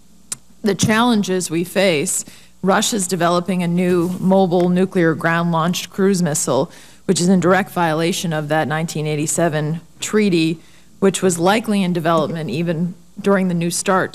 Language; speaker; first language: English; native; English